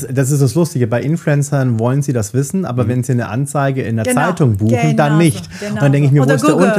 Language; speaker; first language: German; native; German